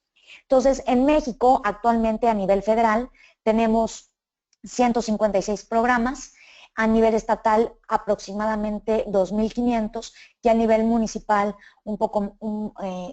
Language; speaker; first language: Spanish; native; Spanish